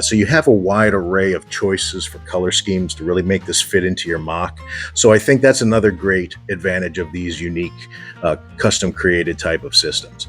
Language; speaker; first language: English; native; English